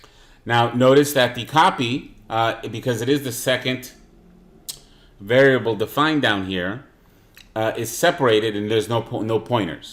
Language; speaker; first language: English; native; English